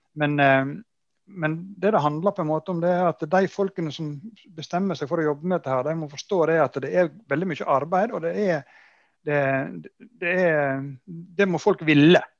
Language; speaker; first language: Norwegian; native; Norwegian